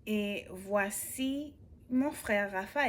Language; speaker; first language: French; non-native, learner; English